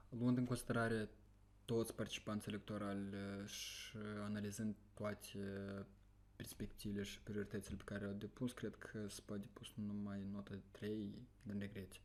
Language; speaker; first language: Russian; non-native, local second language; Romanian